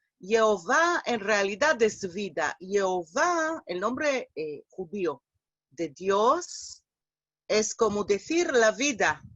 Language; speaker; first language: Spanish; non-native, fluent; Hebrew